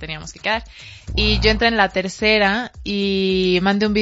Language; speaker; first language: Spanish; native; Spanish